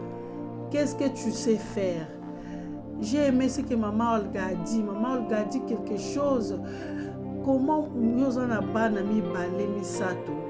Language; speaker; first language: French; non-native, local second language; Lingala